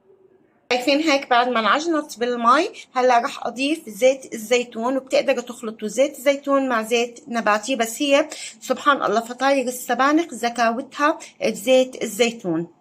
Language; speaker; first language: Arabic; native; Arabic